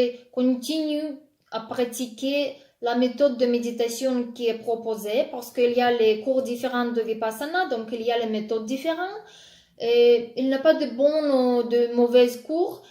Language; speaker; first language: French; non-native, fluent; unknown